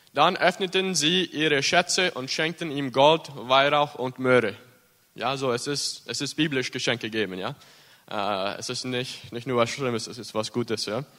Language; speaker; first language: German; early bilingual, heritage; English